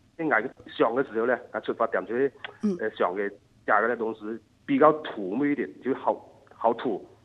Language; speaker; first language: Cantonese; non-native, local second language; Hakka Chinese